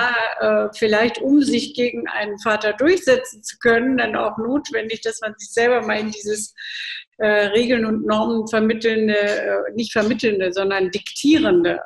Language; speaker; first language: German; native; German